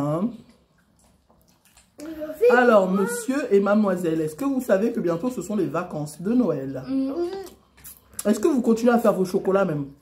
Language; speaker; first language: French; native; French